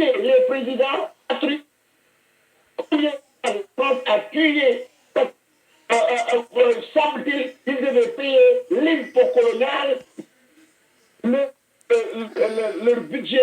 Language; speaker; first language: French; non-native, local second language; Wolof